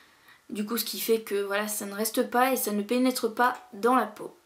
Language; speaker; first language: French; native; French